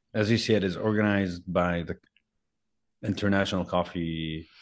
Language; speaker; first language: English; non-native, fluent; Arabic